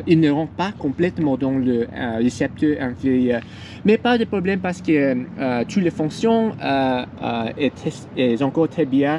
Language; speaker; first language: French; non-native, learner; English